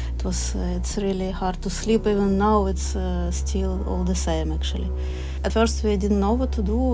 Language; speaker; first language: English; non-native, fluent; Ukrainian